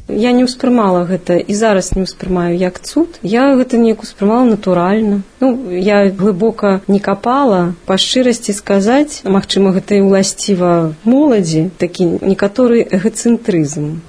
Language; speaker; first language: Belarusian; non-native, local second language; Russian